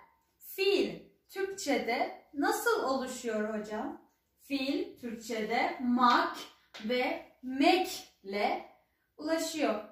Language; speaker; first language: Turkish; non-native, fluent; Persian